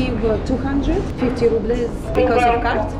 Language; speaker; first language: English; non-native, learner; Russian